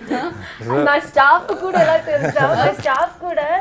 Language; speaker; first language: Telugu; non-native, learner; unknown